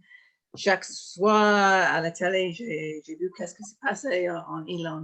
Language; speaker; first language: French; non-native, fluent; English